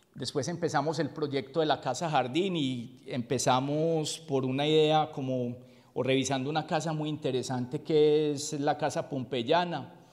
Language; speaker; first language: Spanish; native; Spanish